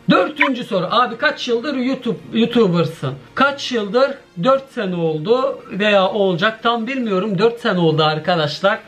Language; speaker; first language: Turkish; early bilingual, heritage; Turkish